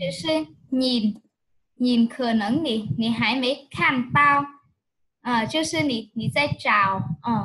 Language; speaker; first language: Chinese; non-native, fluent; Vietnamese